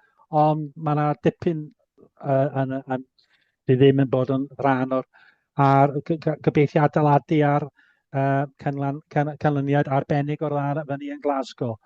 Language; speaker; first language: Welsh; native; Welsh